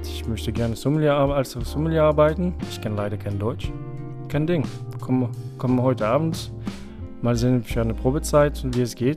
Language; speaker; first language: German; non-native, fluent; French